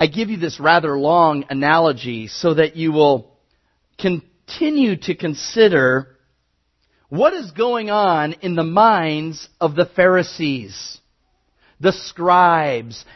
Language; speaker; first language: English; native; English